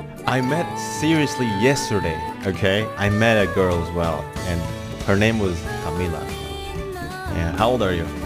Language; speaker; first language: English; non-native, fluent; Indonesian